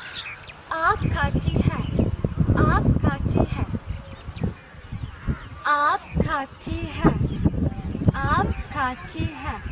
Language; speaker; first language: Hindi; non-native, learner; Arabic